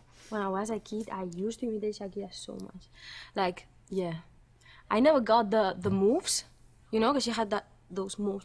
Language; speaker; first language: English; non-native, fluent; Catalan